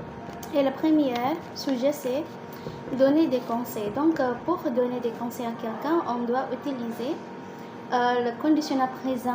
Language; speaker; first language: French; non-native, learner; Indonesian